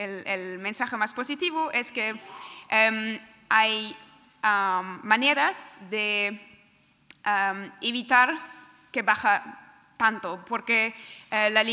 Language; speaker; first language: Spanish; non-native, fluent; German